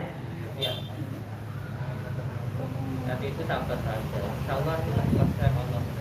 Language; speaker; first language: Indonesian; non-native, local second language; Javanese